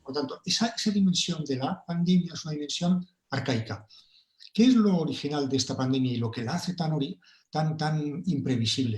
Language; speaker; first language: Spanish; native; Spanish